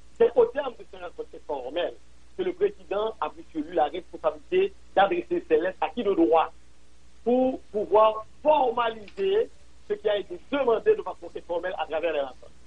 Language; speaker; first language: French; non-native, local second language; Haitian Creole